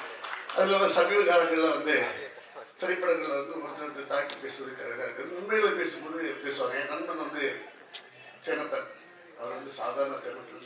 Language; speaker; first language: Tamil; native; Tamil